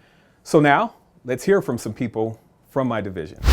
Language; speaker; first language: English; native; English